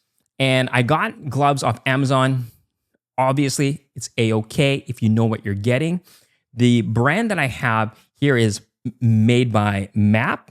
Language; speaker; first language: English; native; English